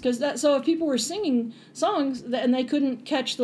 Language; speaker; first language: English; native; English